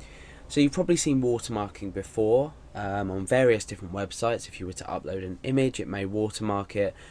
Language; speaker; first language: English; native; English